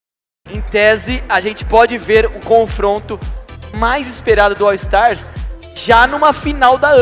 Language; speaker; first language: Portuguese; native; Portuguese